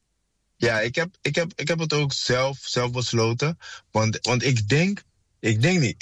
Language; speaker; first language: Dutch; non-native, fluent; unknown